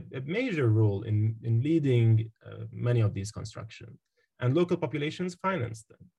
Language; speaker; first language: English; non-native, fluent; Arabic